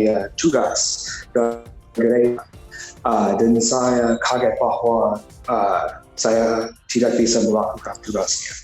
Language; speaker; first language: Indonesian; non-native, fluent; English